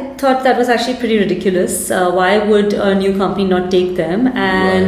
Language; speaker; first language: English; non-native, local second language; Hindi